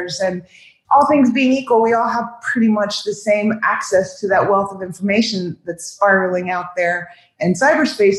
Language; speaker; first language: English; native; English